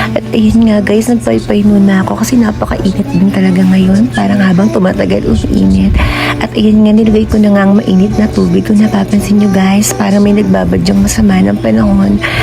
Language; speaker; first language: Filipino; native; Filipino